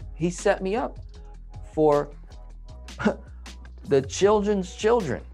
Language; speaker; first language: English; native; English